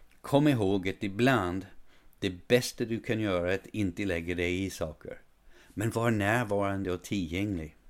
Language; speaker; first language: Swedish; non-native, fluent; English